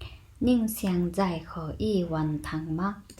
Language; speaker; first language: Chinese; non-native, fluent; Mongolian